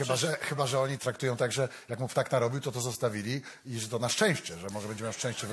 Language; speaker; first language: Polish; native; Polish